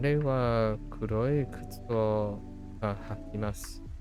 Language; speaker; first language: Japanese; non-native, learner; English